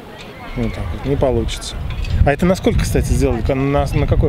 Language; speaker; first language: Russian; native; Russian